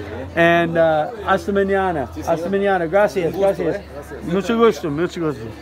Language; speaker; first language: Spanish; non-native, learner; English